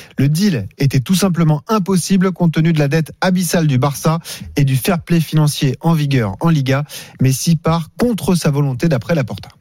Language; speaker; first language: French; native; French